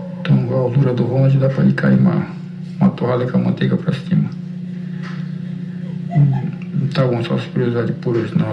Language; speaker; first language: Portuguese; native; Portuguese